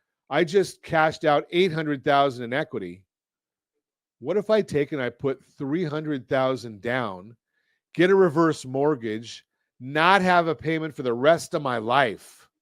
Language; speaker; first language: English; native; English